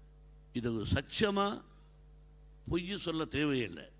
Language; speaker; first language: Tamil; non-native, learner; Telugu